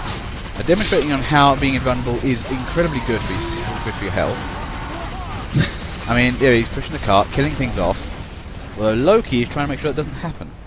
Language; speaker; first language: English; native; English